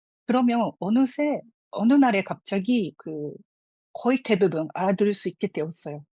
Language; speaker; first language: Korean; non-native, fluent; Japanese